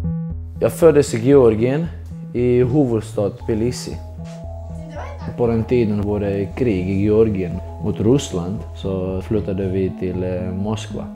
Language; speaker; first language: Swedish; early bilingual, other home language; Georgian